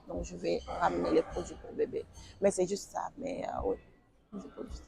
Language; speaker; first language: French; non-native, local second language; Wolof